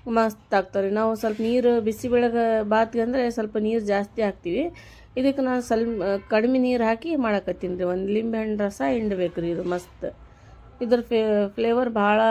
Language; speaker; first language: Kannada; native; Kannada